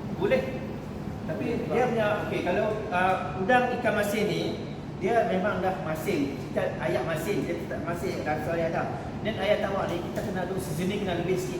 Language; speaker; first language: Malay; native; Malay